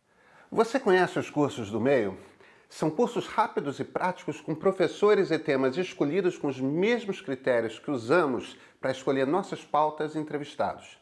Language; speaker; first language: Portuguese; native; Portuguese